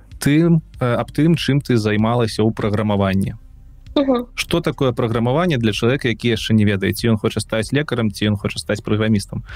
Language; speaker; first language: Belarusian; non-native, local second language; Russian